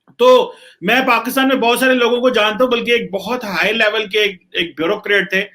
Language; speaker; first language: Urdu; non-native, local second language; Punjabi